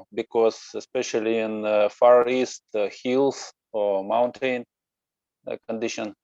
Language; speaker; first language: English; non-native, learner; Russian